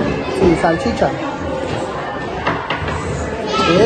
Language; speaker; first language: Spanish; native; Spanish